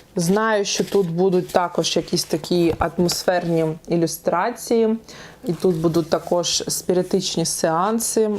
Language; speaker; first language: Ukrainian; non-native, local second language; Russian